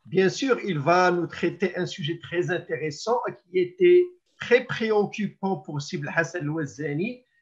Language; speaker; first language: French; non-native, local second language; Arabic